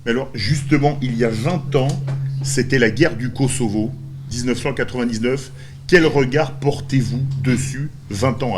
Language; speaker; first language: French; native; French